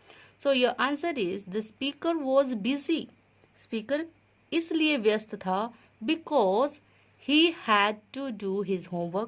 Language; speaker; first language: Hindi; native; Hindi